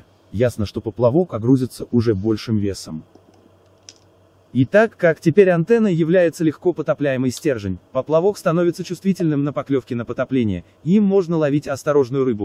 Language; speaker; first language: Russian; native; Russian